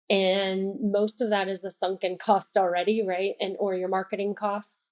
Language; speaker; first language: English; native; English